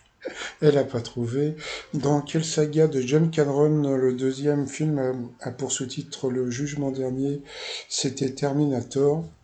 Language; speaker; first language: French; native; French